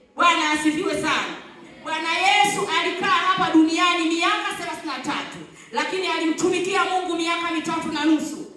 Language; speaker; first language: Swahili; native; Swahili